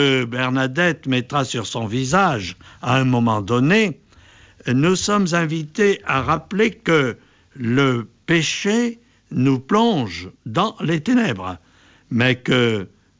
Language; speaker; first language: French; native; French